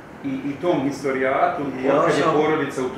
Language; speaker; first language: Croatian; native; Croatian